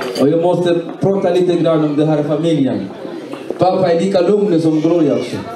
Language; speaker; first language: Swedish; non-native, fluent; Swahili